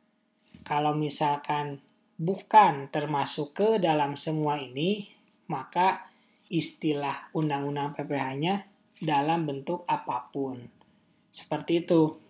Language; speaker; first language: Indonesian; native; Indonesian